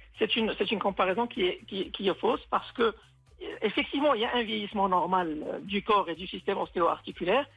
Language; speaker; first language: French; non-native, local second language; Arabic